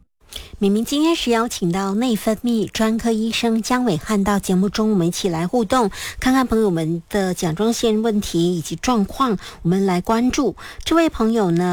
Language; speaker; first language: Chinese; native; Chinese